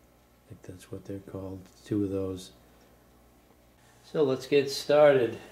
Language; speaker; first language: English; native; English